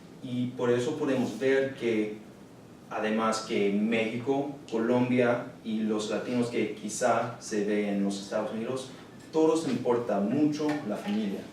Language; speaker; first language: Spanish; non-native, learner; English